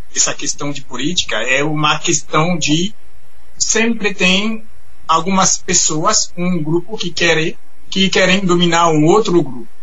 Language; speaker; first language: Portuguese; non-native, fluent; Haitian Creole